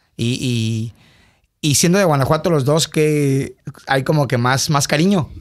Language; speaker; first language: Spanish; early bilingual, heritage; Spanish